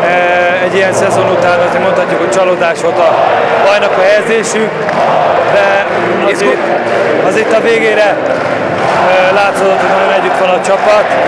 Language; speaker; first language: Hungarian; native; Hungarian